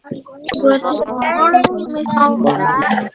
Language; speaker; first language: English; non-native, learner; Indonesian